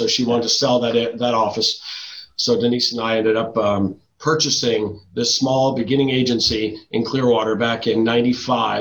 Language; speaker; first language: English; early bilingual, other home language; Dutch